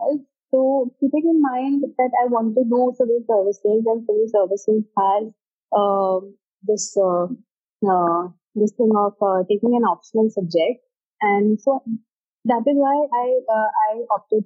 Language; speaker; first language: English; non-native, local second language; Hindi